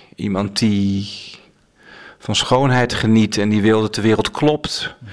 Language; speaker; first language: Dutch; native; Dutch